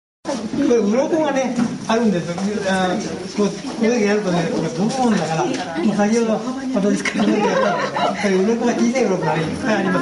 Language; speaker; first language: Japanese; native; Japanese